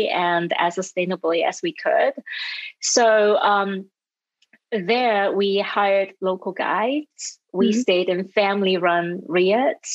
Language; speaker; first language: English; non-native, local second language; Cantonese